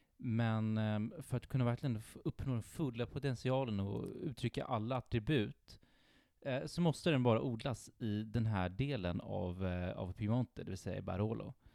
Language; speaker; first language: Swedish; early bilingual, other home language; Italian